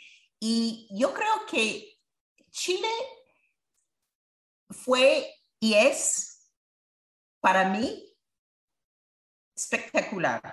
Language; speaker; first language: Spanish; non-native, fluent; English